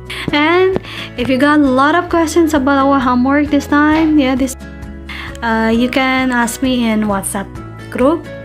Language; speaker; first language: English; non-native, fluent; Indonesian